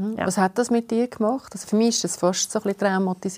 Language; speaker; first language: German; native; German